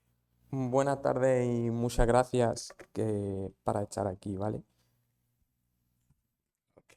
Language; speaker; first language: Spanish; non-native, fluent; Arabic